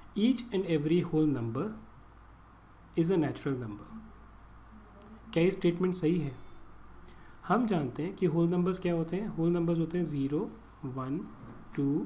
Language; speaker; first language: Hindi; native; Hindi